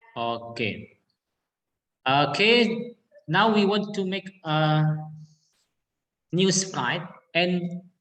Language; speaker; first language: English; non-native, learner; Indonesian